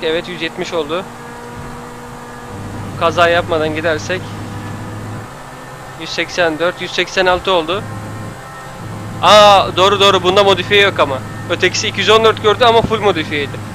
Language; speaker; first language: Turkish; native; Turkish